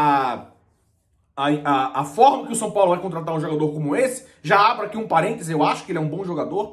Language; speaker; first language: Portuguese; native; Portuguese